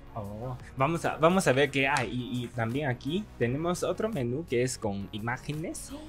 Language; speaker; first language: Spanish; non-native, fluent; Chinese